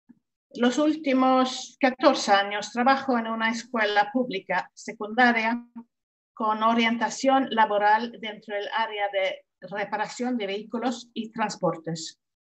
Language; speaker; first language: Spanish; non-native, fluent; Swedish